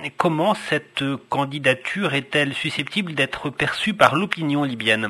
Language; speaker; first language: French; native; French